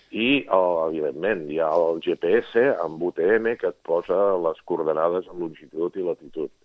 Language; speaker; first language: Catalan; native; Catalan